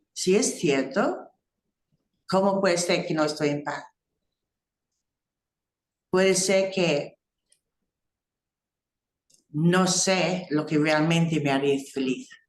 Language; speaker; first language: Spanish; non-native, fluent; English